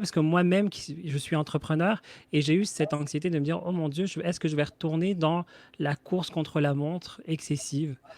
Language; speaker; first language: French; native; French